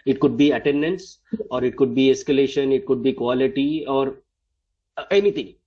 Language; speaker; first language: English; non-native, local second language; Tamil